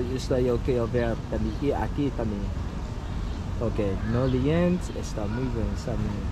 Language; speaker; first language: Spanish; non-native, learner; English